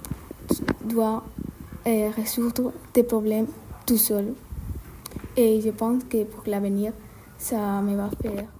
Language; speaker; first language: French; non-native, learner; Spanish